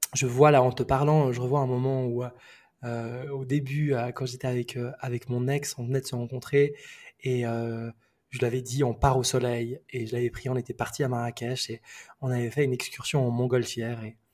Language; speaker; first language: French; native; French